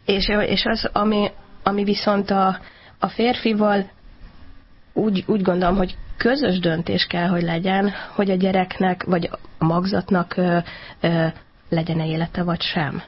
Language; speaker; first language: Hungarian; native; Hungarian